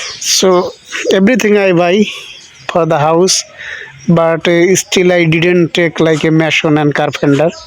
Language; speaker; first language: English; non-native, learner; Bangla